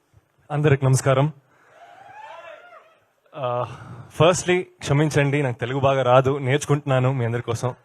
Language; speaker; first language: Telugu; non-native, learner; Kannada